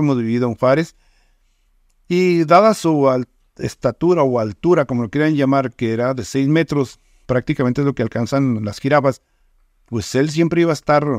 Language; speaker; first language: Spanish; native; Spanish